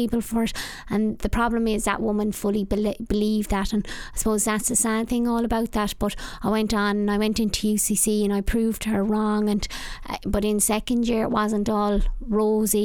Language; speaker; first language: English; native; English